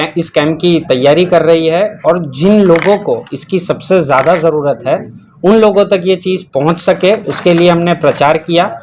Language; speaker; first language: Hindi; non-native, local second language; Gujarati